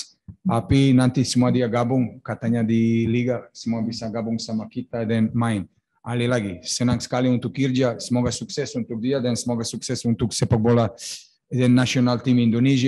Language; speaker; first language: Indonesian; non-native, fluent; Serbian